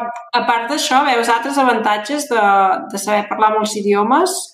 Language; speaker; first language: Catalan; native; Catalan